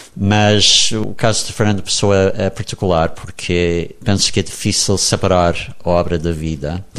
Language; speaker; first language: Portuguese; non-native, fluent; English